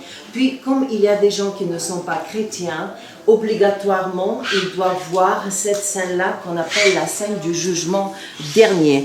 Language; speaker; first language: French; non-native, fluent; Bulgarian